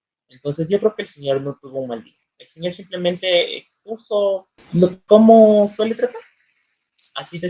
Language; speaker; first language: Spanish; native; Spanish